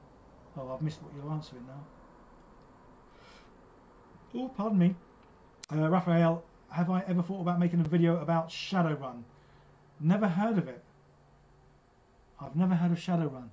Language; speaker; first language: English; native; English